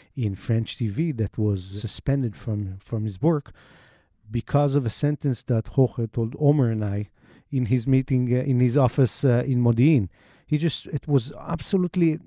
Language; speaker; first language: English; non-native, fluent; Hebrew